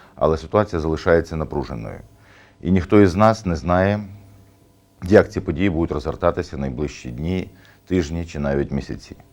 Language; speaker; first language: Ukrainian; native; Ukrainian